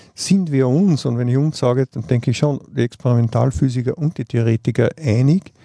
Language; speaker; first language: German; native; German